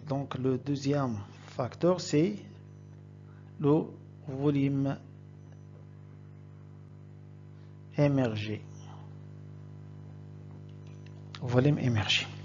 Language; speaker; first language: French; non-native, local second language; Arabic